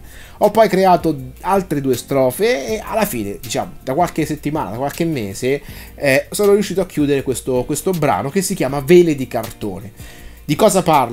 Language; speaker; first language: Italian; native; Italian